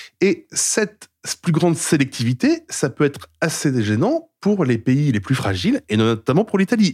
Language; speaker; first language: French; native; French